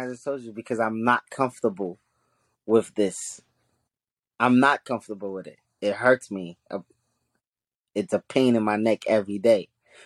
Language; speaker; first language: English; early bilingual, other home language; Haitian Creole